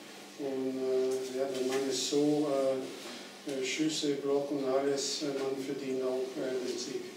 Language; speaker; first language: German; non-native, fluent; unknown